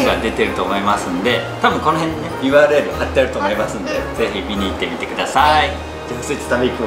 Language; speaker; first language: Japanese; native; Japanese